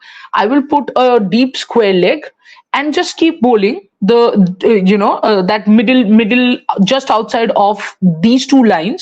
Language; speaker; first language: English; non-native, local second language; Hindi